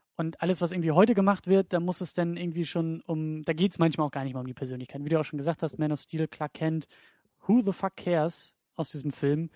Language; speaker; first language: German; native; German